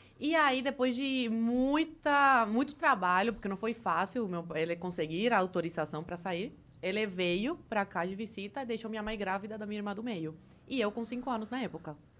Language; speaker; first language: Portuguese; early bilingual, other home language; Spanish